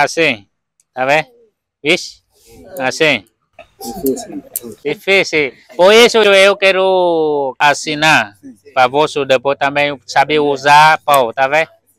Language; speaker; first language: Portuguese; non-native, learner; Vietnamese